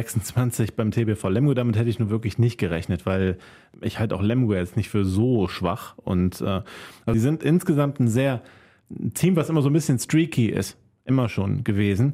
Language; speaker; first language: German; native; German